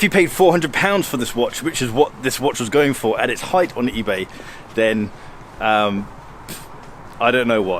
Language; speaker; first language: English; native; English